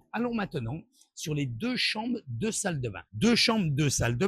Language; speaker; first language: French; native; French